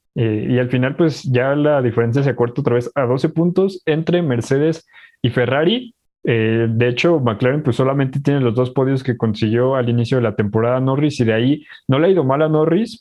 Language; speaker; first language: Spanish; native; Spanish